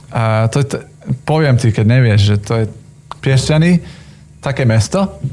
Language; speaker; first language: Slovak; non-native, fluent; English